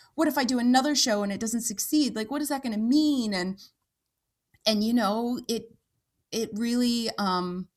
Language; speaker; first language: English; native; English